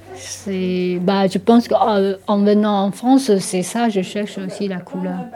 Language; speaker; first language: French; non-native, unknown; Min Nan Chinese